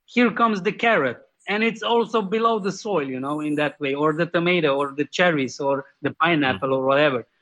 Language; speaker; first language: English; non-native, fluent; Slovenian